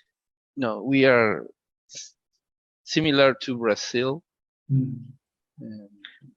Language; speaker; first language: English; non-native, fluent; Spanish